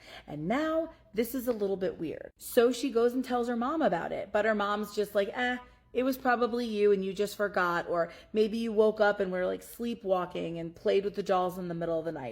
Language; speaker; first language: English; native; English